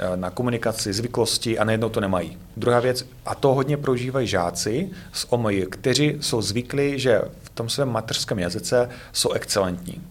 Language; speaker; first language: Czech; non-native, fluent; Russian